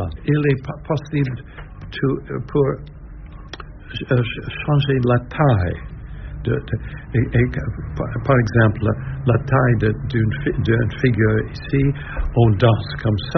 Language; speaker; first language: French; non-native, learner; English